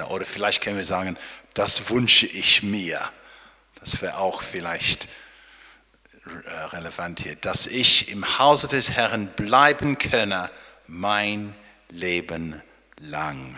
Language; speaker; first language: German; non-native, fluent; English